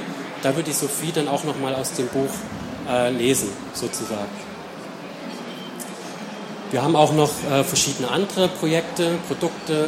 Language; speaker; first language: German; native; German